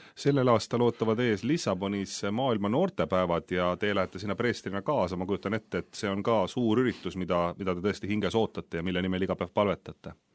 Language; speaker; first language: Estonian; native; Estonian